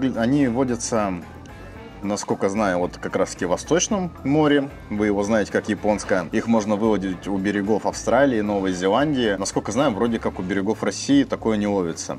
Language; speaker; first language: Russian; native; Russian